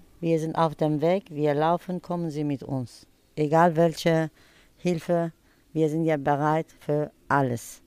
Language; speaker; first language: German; early bilingual, other home language; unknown